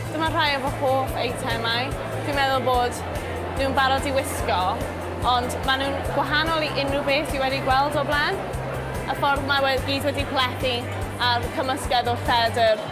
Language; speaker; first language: Welsh; native; Welsh